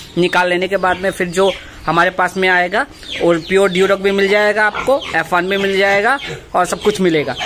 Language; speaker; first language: Hindi; non-native, local second language; Assamese